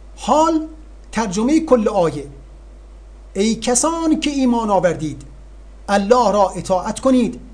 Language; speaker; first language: Persian; native; Persian